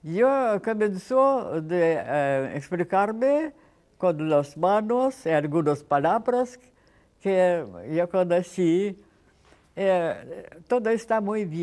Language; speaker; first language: Spanish; non-native, fluent; Russian